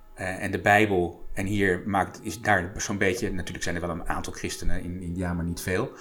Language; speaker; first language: Dutch; native; Dutch